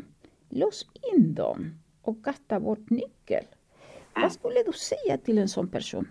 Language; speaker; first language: Swedish; non-native, fluent; Spanish